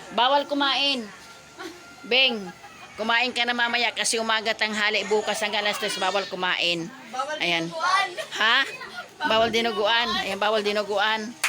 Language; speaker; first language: Filipino; non-native, local second language; Masbatenyo